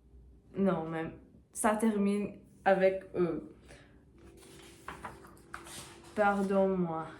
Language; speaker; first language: French; non-native, learner; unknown